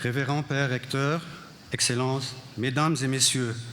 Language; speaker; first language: French; non-native, local second language; Arabic